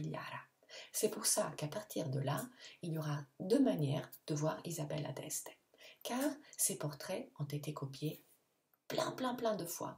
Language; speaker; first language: French; non-native, fluent; Italian